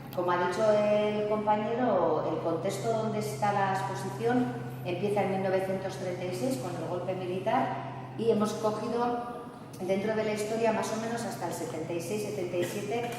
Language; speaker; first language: Spanish; non-native, local second language; Basque